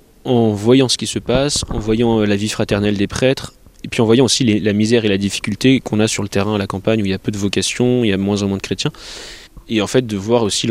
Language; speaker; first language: French; native; French